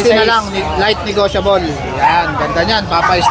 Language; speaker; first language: Filipino; native; Filipino